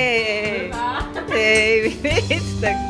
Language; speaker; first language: Finnish; non-native, learner; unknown